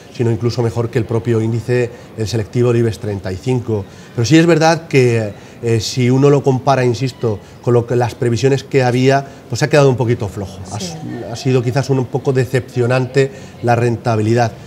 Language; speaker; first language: Spanish; native; Spanish